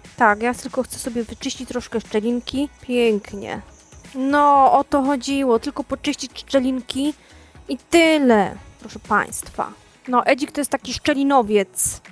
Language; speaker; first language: Polish; native; Polish